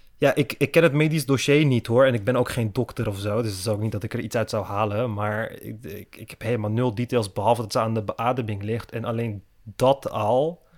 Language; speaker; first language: Dutch; early bilingual, other home language; Turkish